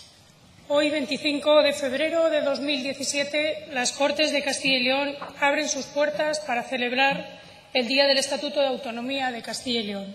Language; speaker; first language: Spanish; native; Spanish